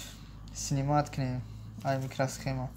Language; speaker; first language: Russian; non-native, fluent; Tajik